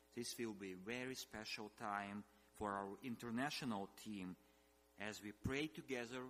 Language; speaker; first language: English; non-native, fluent; Russian